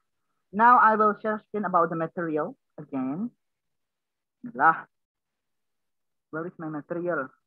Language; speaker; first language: English; non-native, learner; Indonesian